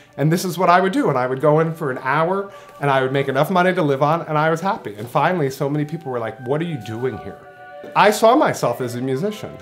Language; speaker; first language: English; native; English